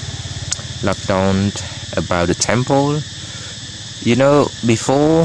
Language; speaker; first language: English; non-native, learner; Khmer